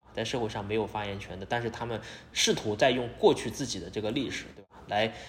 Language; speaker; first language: Chinese; native; Chinese